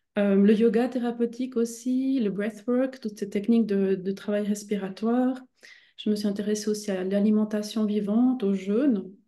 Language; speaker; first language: French; native; French